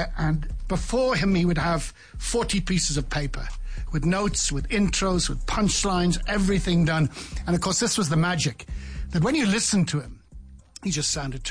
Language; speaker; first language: English; native; English